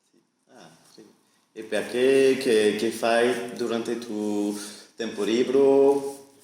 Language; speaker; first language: Italian; non-native, learner; French